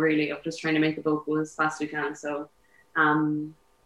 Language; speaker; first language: English; native; English